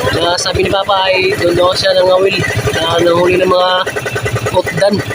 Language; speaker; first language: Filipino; non-native, local second language; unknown